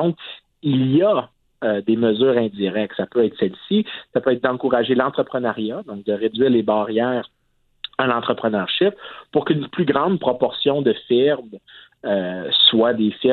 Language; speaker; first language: French; native; French